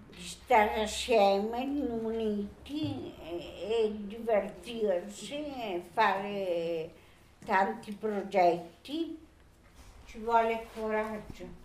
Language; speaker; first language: Italian; native; Italian